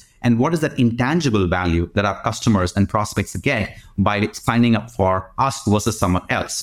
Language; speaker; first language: English; non-native, local second language; Tamil